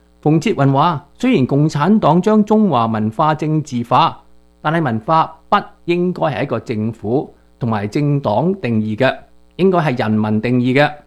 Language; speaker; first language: Chinese; non-native, local second language; Cantonese